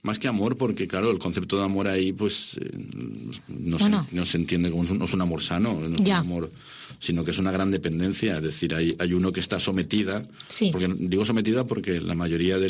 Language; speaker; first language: Spanish; native; Spanish